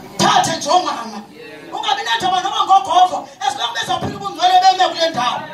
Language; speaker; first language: Zulu; non-native, local second language; Xhosa